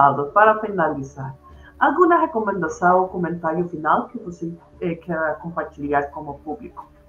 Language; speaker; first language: Portuguese; non-native, fluent; Spanish